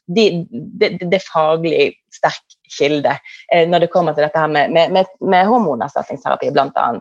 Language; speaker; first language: Norwegian; native; Norwegian